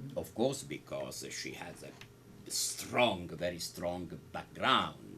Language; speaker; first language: English; non-native, learner; Italian